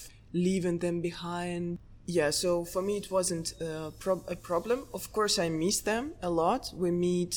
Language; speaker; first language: English; non-native, fluent; Russian